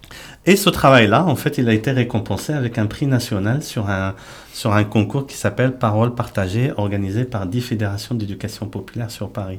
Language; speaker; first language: French; native; French